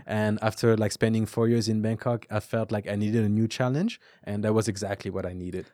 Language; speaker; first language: English; non-native, fluent; French